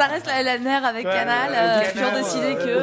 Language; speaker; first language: French; native; French